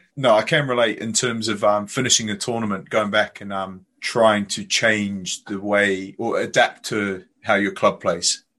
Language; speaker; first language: English; native; English